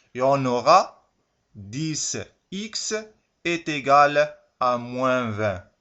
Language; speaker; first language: French; non-native, local second language; Arabic